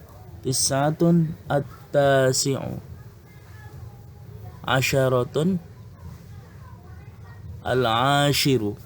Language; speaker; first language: Arabic; non-native, fluent; Indonesian